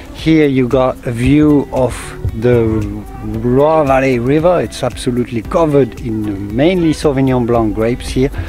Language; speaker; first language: English; non-native, fluent; French